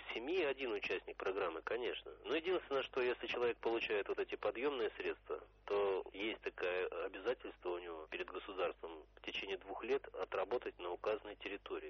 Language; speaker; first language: Russian; native; Russian